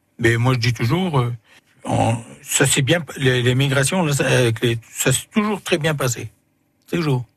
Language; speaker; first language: French; native; French